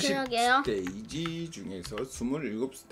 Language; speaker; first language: Korean; native; Korean